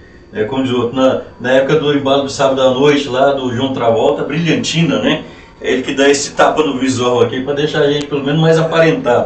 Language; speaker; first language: Portuguese; native; Portuguese